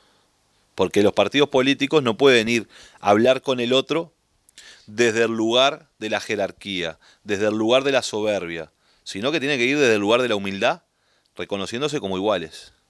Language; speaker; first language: Spanish; native; Spanish